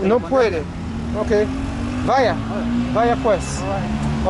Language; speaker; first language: Spanish; non-native, learner; English